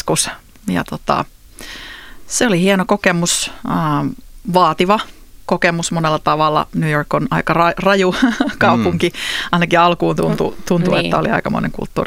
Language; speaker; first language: Finnish; native; Finnish